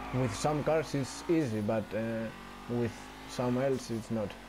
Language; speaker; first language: English; non-native, learner; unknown